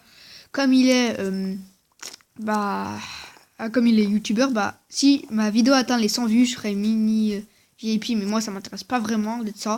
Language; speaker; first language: French; native; French